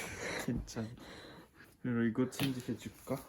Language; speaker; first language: Korean; non-native, learner; Japanese